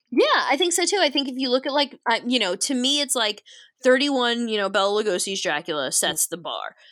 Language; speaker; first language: English; native; English